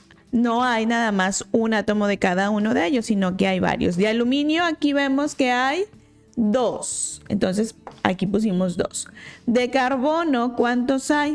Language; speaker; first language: Spanish; native; Spanish